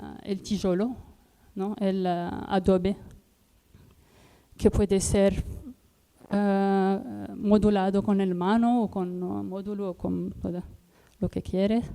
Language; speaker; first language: Spanish; non-native, learner; Arabic